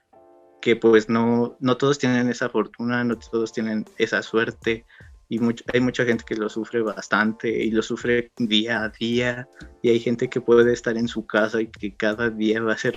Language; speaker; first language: Spanish; native; Spanish